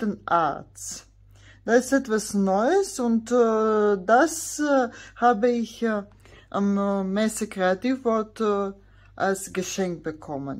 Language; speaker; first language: German; non-native, fluent; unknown